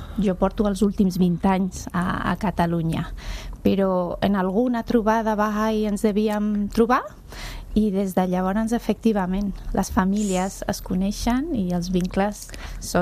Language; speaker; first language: Catalan; non-native, fluent; Persian